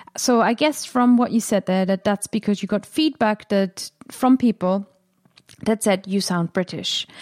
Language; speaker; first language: English; non-native, fluent; German